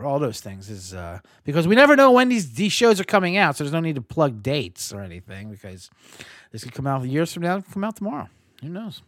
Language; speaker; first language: English; native; English